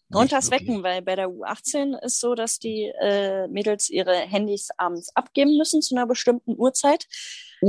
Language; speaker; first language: German; native; German